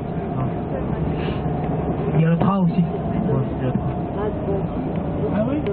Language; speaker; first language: French; non-native, fluent; Cantonese